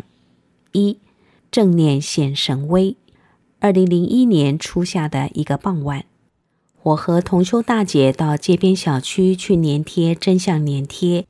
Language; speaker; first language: Chinese; native; Chinese